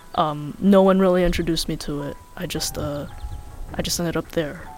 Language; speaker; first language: English; early bilingual, other home language; Filipino